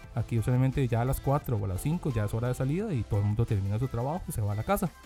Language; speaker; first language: Spanish; non-native, fluent; Korean